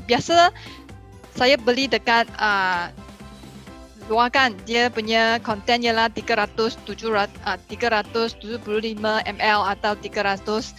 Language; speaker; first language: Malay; non-native, local second language; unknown